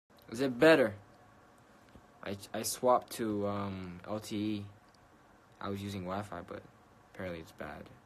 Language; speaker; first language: English; early bilingual, other home language; Korean